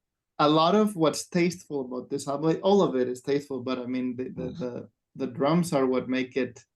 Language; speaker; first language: English; non-native, fluent; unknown